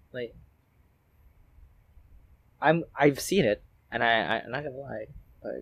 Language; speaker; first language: English; non-native, local second language; Filipino